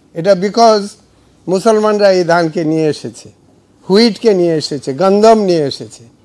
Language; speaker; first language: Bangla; native; Bangla